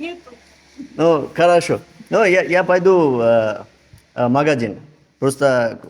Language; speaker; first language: Russian; non-native, learner; Bangla